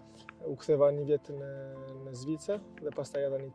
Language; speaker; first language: Albanian; early bilingual, heritage; Albanian